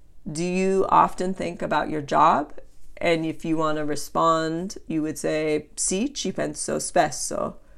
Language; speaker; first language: English; native; English